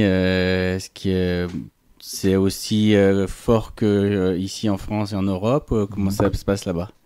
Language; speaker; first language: French; native; French